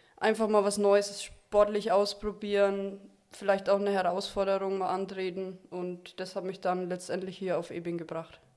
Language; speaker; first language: German; native; German